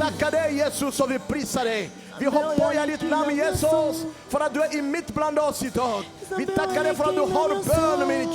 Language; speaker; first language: Swedish; non-native, learner; Lingala